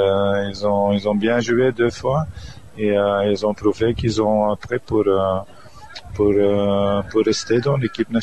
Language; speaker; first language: French; non-native, fluent; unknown